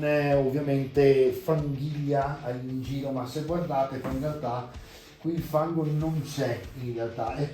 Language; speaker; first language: Italian; native; Italian